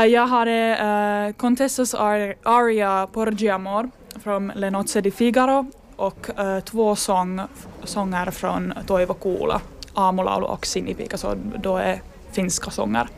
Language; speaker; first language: Swedish; non-native, local second language; Finnish